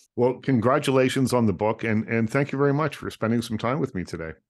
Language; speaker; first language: English; native; English